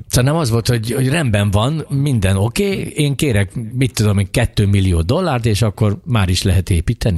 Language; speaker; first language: Hungarian; native; Hungarian